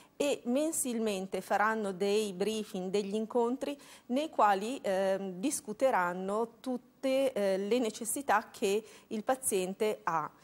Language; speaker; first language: Italian; native; Italian